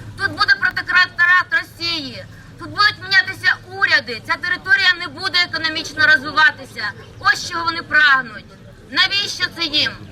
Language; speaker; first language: Ukrainian; native; Ukrainian